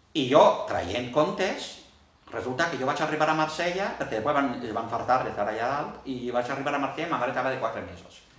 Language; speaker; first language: Catalan; early bilingual, heritage; Catalan